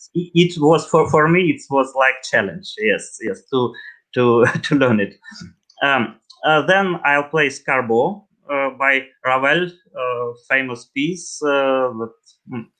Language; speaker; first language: English; non-native, learner; Russian